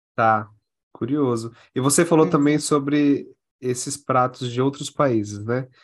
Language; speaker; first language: Portuguese; native; Portuguese